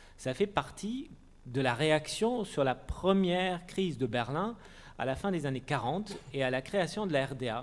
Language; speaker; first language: French; non-native, fluent; German